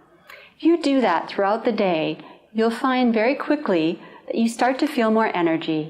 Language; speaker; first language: English; native; English